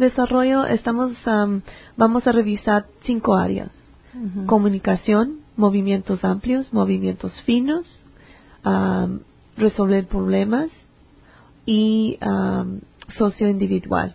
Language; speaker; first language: Spanish; early bilingual, heritage; English